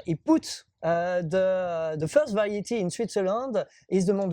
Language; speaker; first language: English; non-native, learner; French